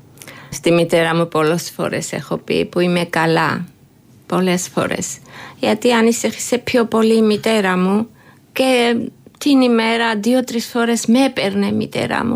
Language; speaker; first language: Greek; non-native, learner; Georgian